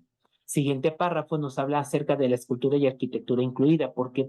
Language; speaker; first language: Spanish; native; Spanish